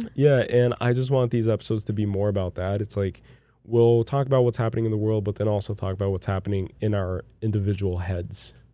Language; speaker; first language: English; non-native, fluent; Portuguese